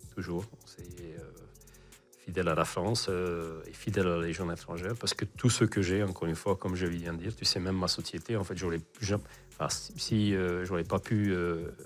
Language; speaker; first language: French; non-native, fluent; Hungarian